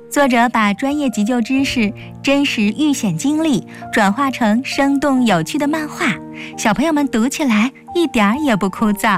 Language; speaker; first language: Chinese; native; Chinese